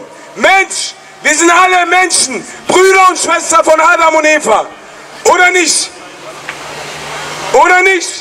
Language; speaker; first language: German; non-native, fluent; Persian